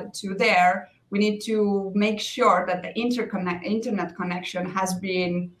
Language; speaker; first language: English; non-native, fluent; Estonian